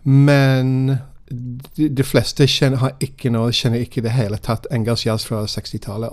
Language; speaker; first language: Norwegian; non-native, fluent; English